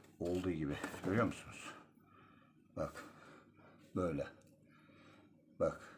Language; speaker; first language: Turkish; native; Turkish